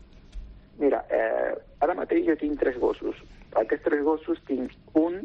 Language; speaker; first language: Catalan; non-native, local second language; Spanish